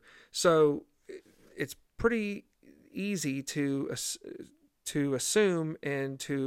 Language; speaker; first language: English; native; English